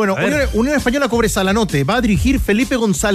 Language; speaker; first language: Spanish; native; Spanish